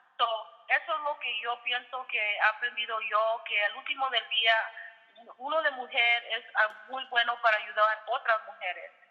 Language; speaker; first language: Spanish; early bilingual, heritage; Spanish